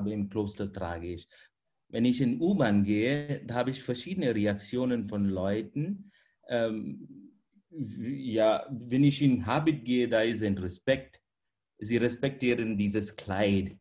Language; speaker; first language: German; non-native, fluent; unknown